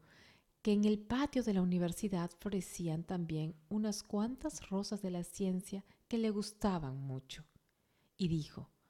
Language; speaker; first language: Spanish; native; Spanish